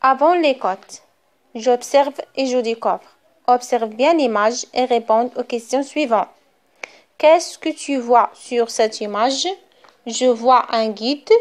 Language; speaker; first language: French; non-native, local second language; Arabic